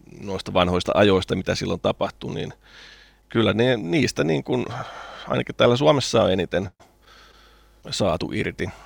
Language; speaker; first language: Finnish; native; Finnish